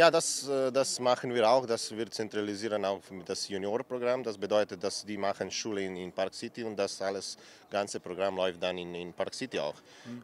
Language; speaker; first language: German; non-native, learner; Slovenian